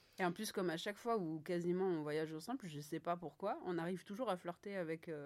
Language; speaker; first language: French; native; French